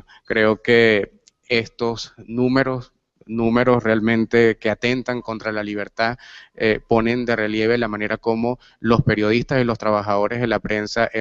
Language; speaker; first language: Spanish; native; Spanish